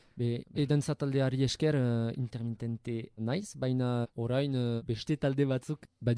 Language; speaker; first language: Basque; non-native, local second language; French